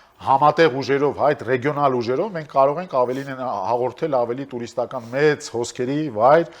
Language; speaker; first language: Armenian; native; Armenian